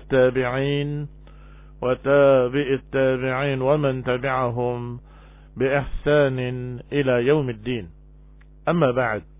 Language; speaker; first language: Arabic; non-native, fluent; Indonesian